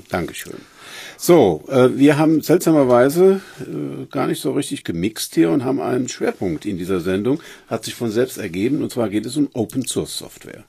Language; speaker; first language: German; native; German